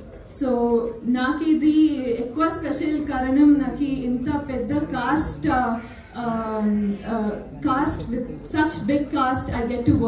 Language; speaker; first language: Telugu; non-native, learner; Kannada